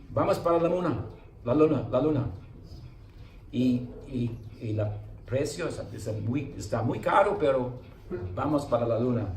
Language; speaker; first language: Spanish; non-native, learner; English